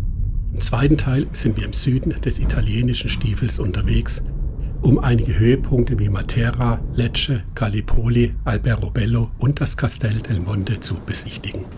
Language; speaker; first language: German; native; German